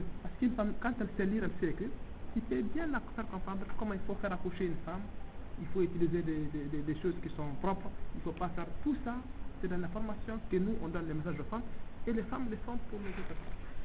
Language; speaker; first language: French; non-native, local second language; Tamasheq